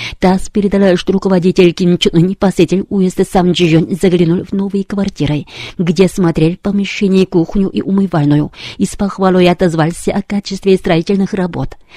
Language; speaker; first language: Russian; non-native, fluent; Korean